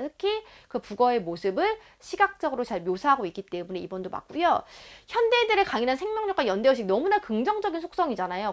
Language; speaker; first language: Korean; native; Korean